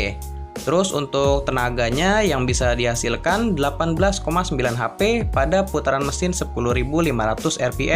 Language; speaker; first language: Indonesian; native; Indonesian